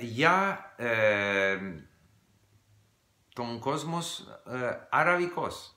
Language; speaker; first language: Greek; non-native, learner; English